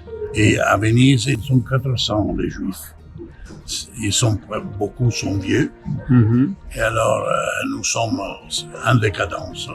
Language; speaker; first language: French; non-native, fluent; Italian